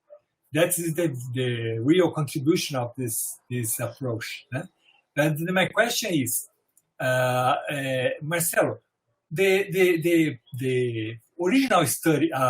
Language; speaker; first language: English; non-native, fluent; Portuguese